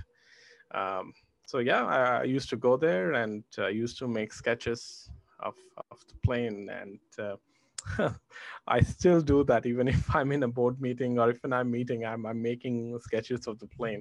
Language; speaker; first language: English; non-native, local second language; Hindi